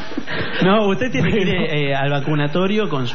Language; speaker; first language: Spanish; native; Spanish